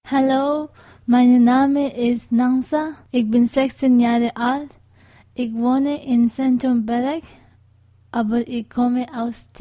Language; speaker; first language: German; non-native, learner; Tibetan